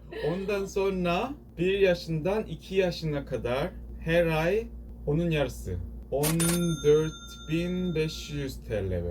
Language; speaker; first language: Turkish; non-native, learner; Korean